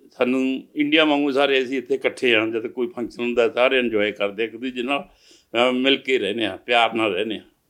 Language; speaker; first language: Punjabi; native; Punjabi